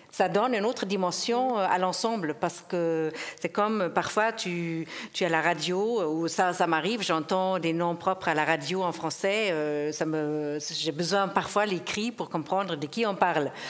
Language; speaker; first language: French; non-native, fluent; German